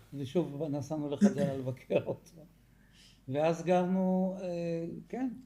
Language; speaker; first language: Hebrew; early bilingual, other home language; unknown